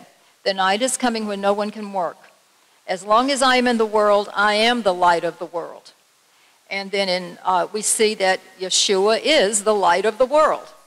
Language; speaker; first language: English; native; English